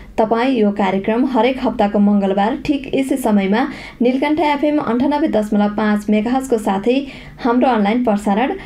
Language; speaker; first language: Nepali; native; Nepali